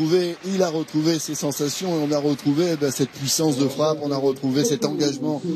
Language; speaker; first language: French; native; French